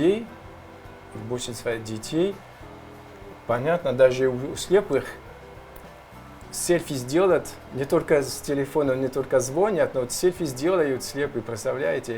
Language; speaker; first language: Russian; non-native, learner; French